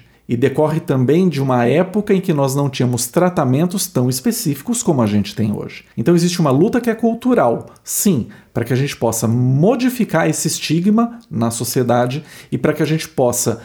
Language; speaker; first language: Portuguese; native; Portuguese